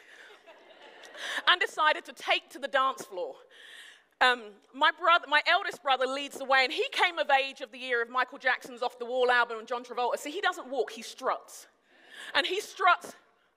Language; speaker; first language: English; native; English